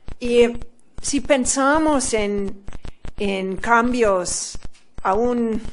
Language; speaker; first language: Spanish; non-native, fluent; English